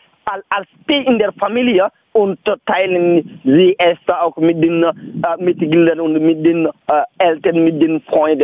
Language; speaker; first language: German; non-native, learner; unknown